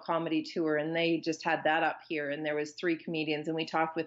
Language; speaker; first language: English; native; English